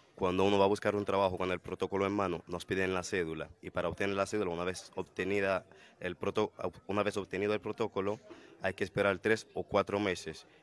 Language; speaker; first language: Spanish; non-native, fluent; Haitian Creole